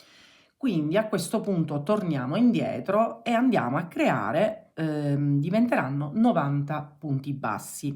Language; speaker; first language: Italian; native; Italian